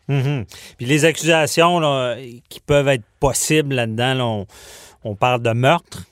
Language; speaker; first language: French; native; French